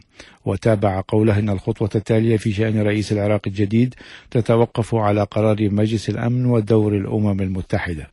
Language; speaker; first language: Arabic; native; Arabic